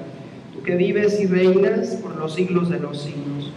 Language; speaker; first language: Spanish; native; Spanish